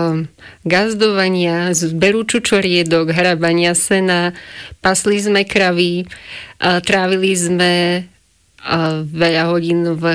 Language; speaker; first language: Slovak; non-native, local second language; Rusyn